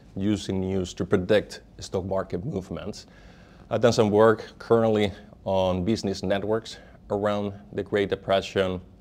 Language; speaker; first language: English; non-native, fluent; Spanish